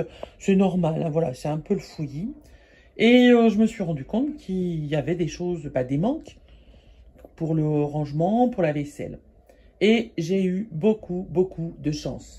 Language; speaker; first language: French; native; French